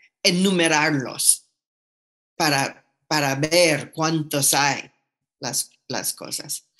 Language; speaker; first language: Spanish; non-native, fluent; English